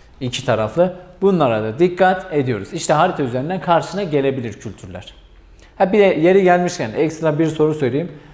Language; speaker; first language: Turkish; native; Turkish